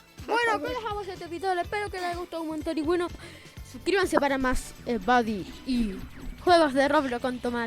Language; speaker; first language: Spanish; native; Spanish